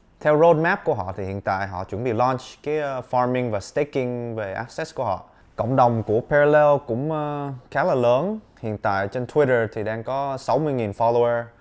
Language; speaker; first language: Vietnamese; early bilingual, heritage; Vietnamese